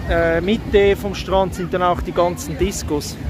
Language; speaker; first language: German; native; German